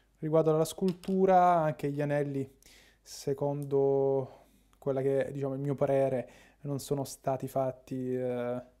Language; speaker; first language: Italian; native; Italian